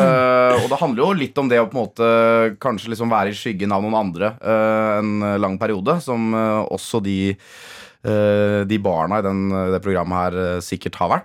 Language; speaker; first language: Norwegian; native; Norwegian